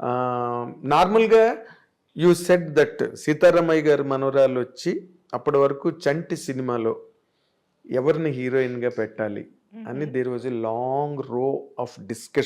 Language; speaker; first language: Telugu; native; Telugu